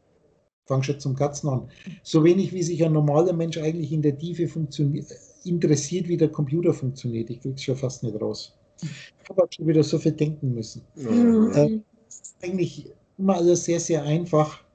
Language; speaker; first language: German; native; German